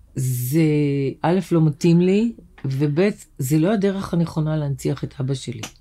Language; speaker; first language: Hebrew; native; Hebrew